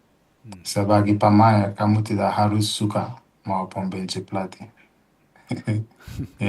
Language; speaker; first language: Indonesian; non-native, fluent; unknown